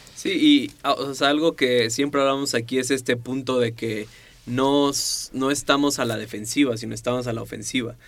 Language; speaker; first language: Spanish; native; Spanish